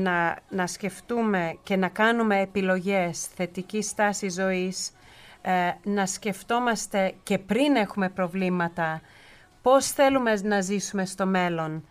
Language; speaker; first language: Greek; early bilingual, heritage; Greek